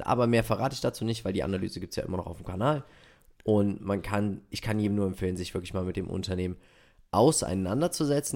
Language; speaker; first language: German; native; German